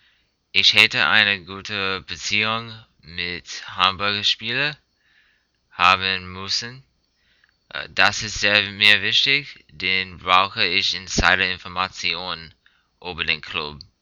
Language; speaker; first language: German; non-native, learner; English